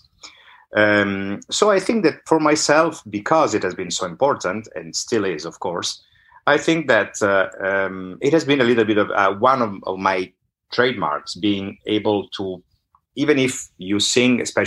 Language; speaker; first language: English; non-native, fluent; Italian